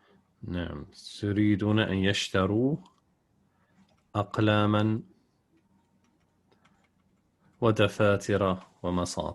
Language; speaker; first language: Arabic; non-native, fluent; English